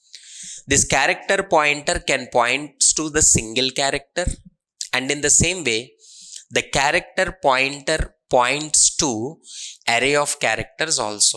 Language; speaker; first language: English; non-native, local second language; Telugu